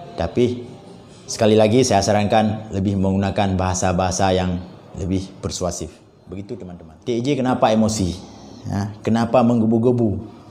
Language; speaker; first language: Indonesian; non-native, local second language; Achinese